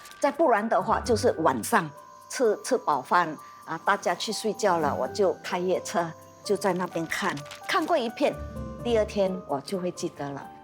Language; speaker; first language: Chinese; native; Chinese